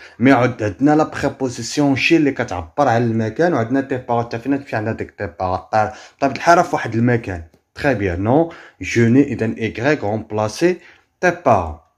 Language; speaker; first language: French; non-native, local second language; Arabic